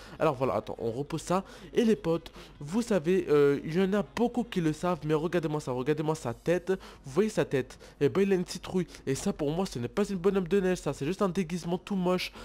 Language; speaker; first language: French; native; French